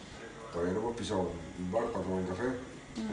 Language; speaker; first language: Spanish; native; Spanish